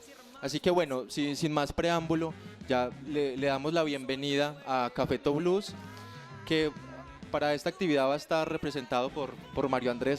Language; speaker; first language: Spanish; native; Spanish